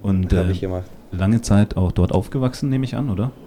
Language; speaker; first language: German; native; German